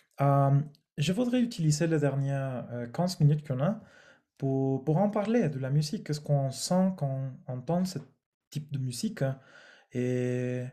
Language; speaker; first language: French; non-native, fluent; Spanish